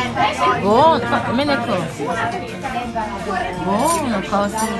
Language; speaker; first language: Italian; non-native, learner; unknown